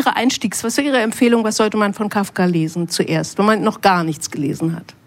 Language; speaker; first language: German; native; German